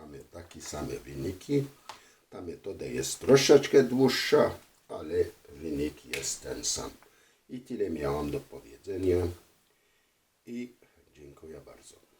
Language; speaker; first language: Polish; non-native, fluent; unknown